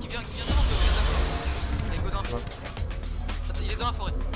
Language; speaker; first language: French; native; French